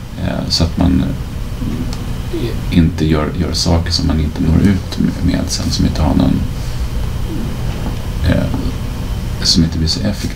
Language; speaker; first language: Swedish; native; Swedish